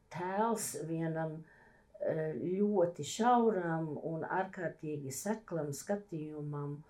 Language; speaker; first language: Latvian; early bilingual, heritage; Latvian